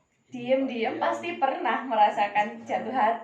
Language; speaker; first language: Indonesian; native; Indonesian